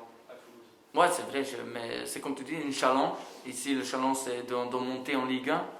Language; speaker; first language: French; non-native, local second language; Dutch